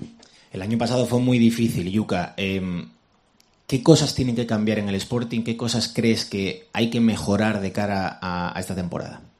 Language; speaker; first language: Spanish; native; Spanish